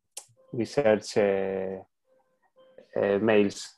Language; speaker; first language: English; non-native, learner; Spanish